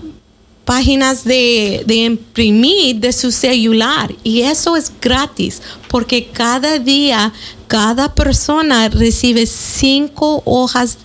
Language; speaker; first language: Spanish; early bilingual, heritage; Spanish